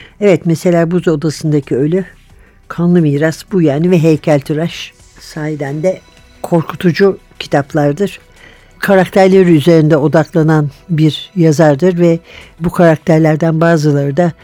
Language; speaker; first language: Turkish; native; Turkish